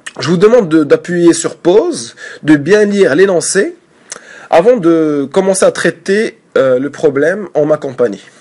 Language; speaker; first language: French; non-native, local second language; Arabic